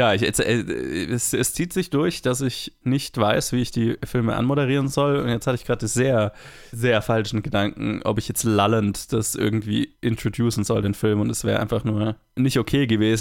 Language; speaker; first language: German; native; German